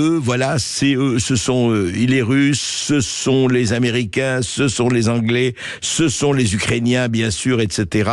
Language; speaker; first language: French; native; French